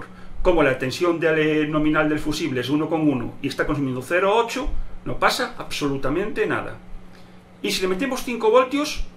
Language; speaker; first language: Spanish; native; Spanish